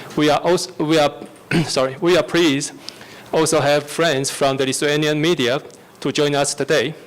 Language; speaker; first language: English; non-native, fluent; Chinese